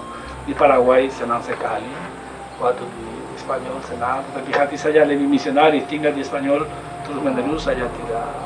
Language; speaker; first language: Indonesian; non-native, fluent; Spanish